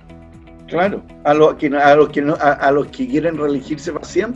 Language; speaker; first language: Spanish; native; Spanish